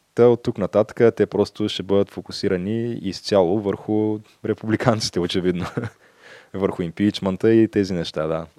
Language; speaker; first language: Bulgarian; native; Bulgarian